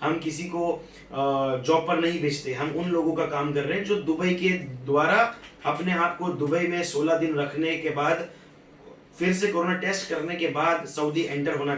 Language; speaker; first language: Hindi; native; Hindi